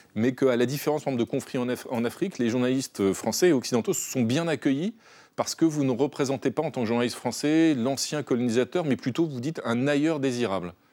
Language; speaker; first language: French; native; French